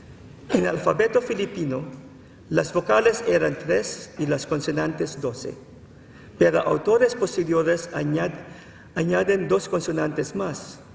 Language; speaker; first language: Spanish; non-native, fluent; Filipino